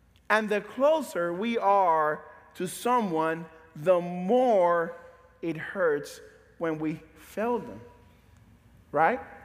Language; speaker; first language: English; native; English